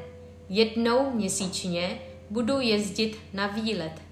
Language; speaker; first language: Czech; non-native, fluent; Vietnamese